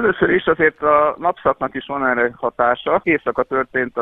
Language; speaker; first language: Hungarian; native; Hungarian